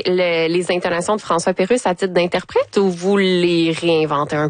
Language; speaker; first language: French; native; French